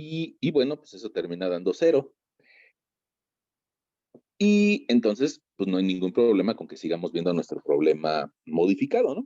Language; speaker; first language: Spanish; native; Spanish